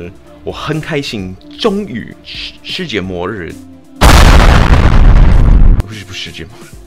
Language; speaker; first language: Chinese; non-native, fluent; English